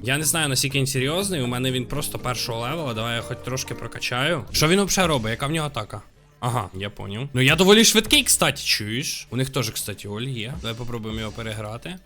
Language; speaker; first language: Ukrainian; non-native, local second language; Russian